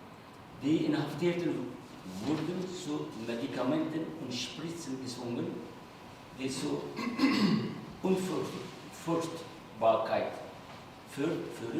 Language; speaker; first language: German; non-native, fluent; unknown